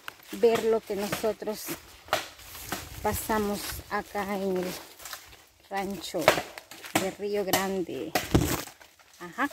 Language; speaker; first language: Spanish; native; Spanish